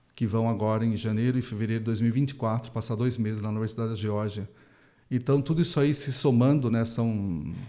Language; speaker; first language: Portuguese; native; Portuguese